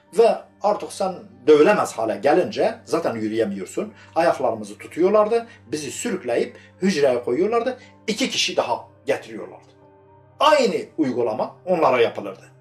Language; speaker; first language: Turkish; non-native, local second language; Kurdish